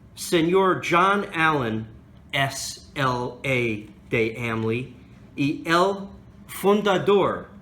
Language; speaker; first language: Spanish; non-native, learner; English